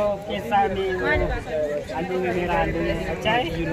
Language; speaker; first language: Hindi; non-native, learner; Oromo